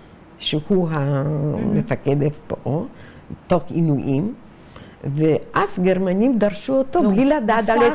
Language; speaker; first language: Hebrew; non-native, fluent; Yiddish